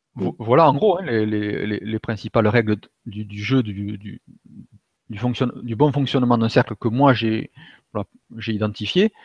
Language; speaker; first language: French; native; French